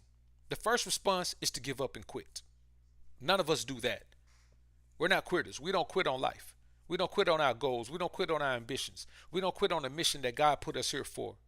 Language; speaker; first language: English; native; English